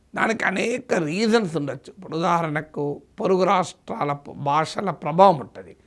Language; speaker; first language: Telugu; native; Telugu